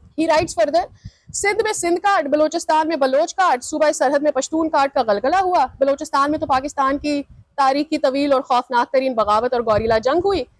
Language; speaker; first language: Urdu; native; Urdu